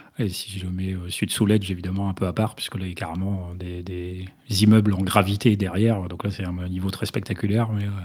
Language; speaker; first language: French; native; French